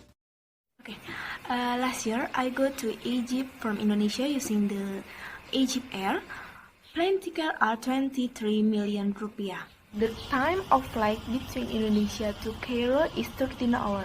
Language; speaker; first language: English; non-native, learner; Indonesian